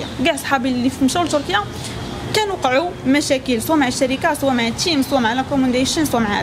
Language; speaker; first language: Arabic; native; Arabic